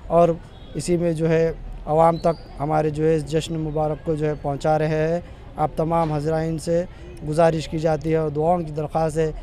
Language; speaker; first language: Hindi; native; Hindi